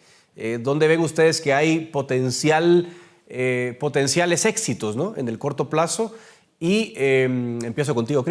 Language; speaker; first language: Spanish; native; Spanish